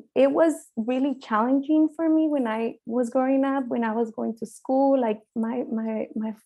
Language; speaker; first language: English; early bilingual, other home language; Spanish